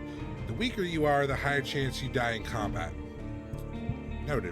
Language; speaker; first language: English; native; English